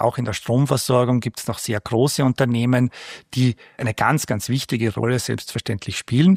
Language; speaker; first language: German; native; German